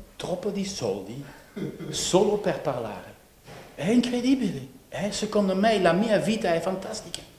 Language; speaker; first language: Italian; non-native, learner; Dutch